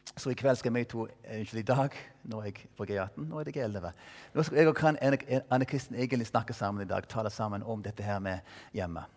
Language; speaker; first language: Norwegian; non-native, fluent; English